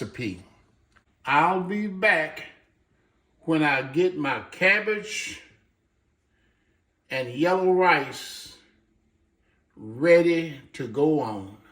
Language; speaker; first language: English; native; English